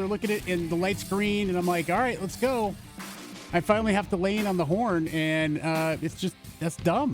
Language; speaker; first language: English; native; English